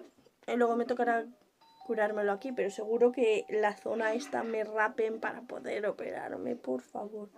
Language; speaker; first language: Spanish; native; Spanish